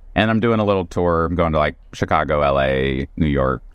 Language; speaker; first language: English; native; English